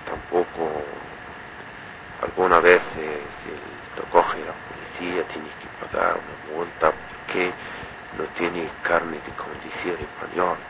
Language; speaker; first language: Spanish; non-native, learner; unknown